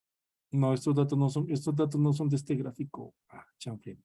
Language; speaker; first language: Spanish; native; Spanish